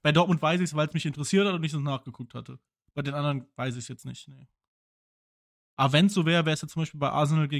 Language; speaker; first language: German; native; German